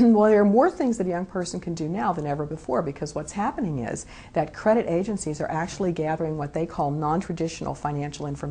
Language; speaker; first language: English; native; English